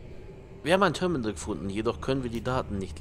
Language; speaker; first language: German; native; German